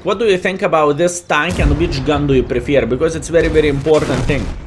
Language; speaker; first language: English; non-native, fluent; Lithuanian